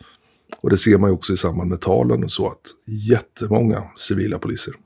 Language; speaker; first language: Swedish; native; Swedish